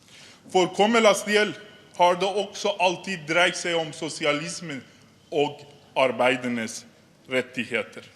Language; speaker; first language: Norwegian; non-native, fluent; Persian